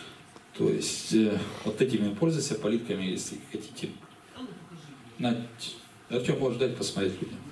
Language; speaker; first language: Russian; native; Russian